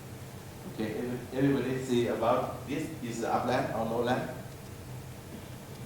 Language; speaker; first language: English; non-native, learner; Thai